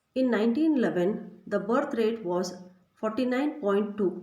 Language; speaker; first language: English; non-native, local second language; Kannada